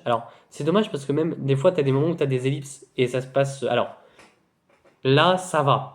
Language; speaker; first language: French; native; French